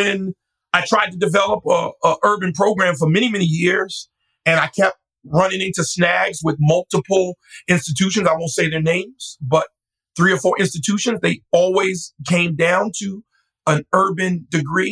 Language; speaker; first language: English; native; English